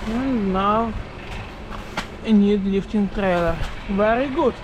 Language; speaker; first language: English; non-native, learner; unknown